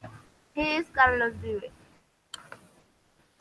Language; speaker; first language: English; non-native, learner; Spanish